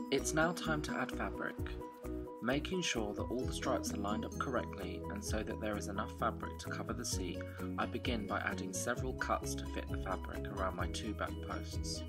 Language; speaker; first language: English; native; English